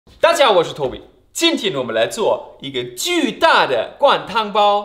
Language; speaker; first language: Chinese; non-native, fluent; German